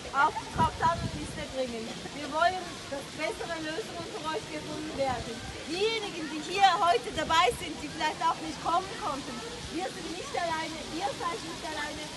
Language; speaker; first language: German; native; German